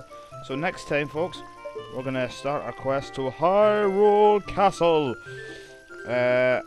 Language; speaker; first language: English; native; English